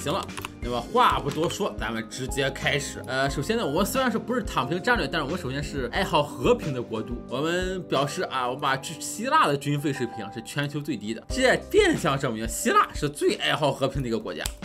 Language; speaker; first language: Chinese; native; Chinese